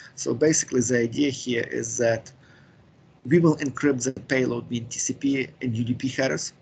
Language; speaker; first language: English; non-native, fluent; Ukrainian